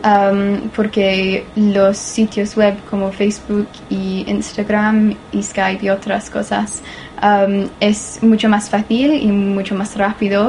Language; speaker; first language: Spanish; non-native, learner; English